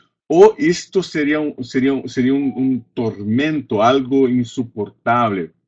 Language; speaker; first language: Spanish; non-native, fluent; Portuguese